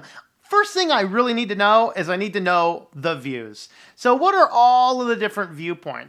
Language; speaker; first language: English; native; English